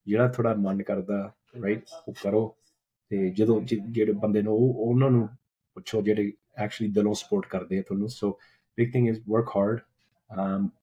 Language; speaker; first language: Punjabi; early bilingual, heritage; Punjabi